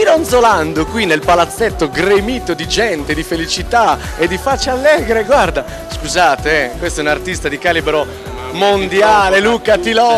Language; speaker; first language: Italian; native; Italian